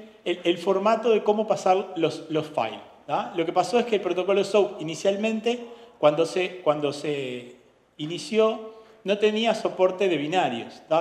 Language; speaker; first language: Spanish; native; Spanish